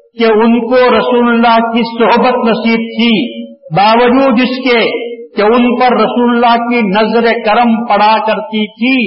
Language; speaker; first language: Urdu; native; Urdu